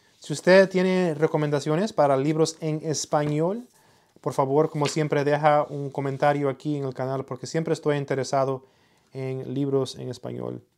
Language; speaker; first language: Spanish; early bilingual, heritage; Spanish